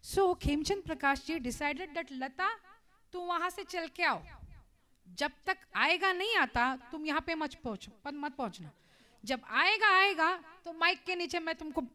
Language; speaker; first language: Hindi; non-native, local second language; Kannada